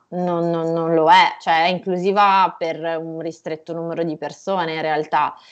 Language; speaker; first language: Italian; native; Italian